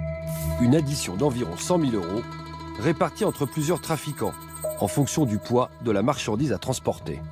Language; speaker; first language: French; native; French